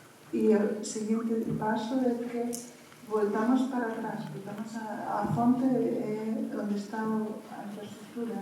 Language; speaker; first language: Portuguese; non-native, fluent; Spanish